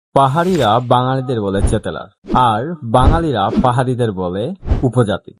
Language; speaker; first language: Bangla; non-native, local second language; Chakma